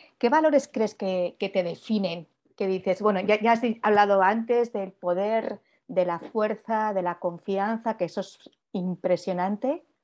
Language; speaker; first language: Spanish; native; Spanish